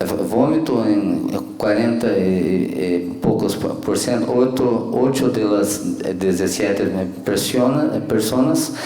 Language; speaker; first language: Spanish; non-native, fluent; Portuguese